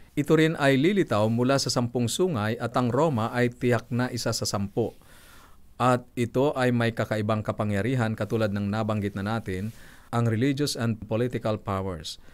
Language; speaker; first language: Filipino; native; Filipino